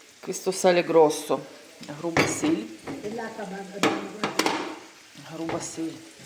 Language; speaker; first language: Italian; non-native, learner; Ukrainian